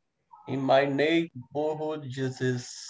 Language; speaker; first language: English; non-native, learner; Portuguese